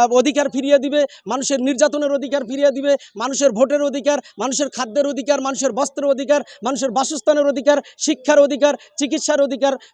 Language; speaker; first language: Bangla; native; Bangla